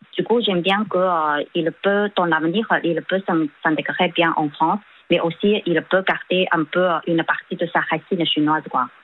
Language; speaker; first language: French; non-native, fluent; Chinese